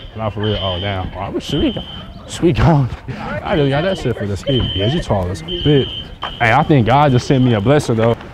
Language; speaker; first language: English; native; English